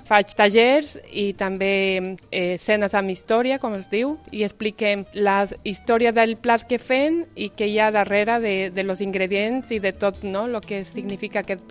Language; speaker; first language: Catalan; non-native, fluent; Spanish